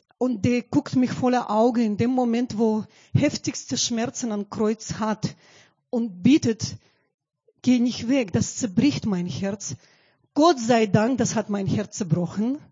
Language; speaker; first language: German; non-native, fluent; Russian